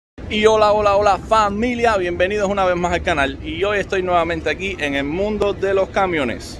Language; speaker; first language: Spanish; native; Spanish